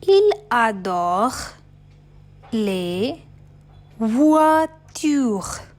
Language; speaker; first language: French; non-native, fluent; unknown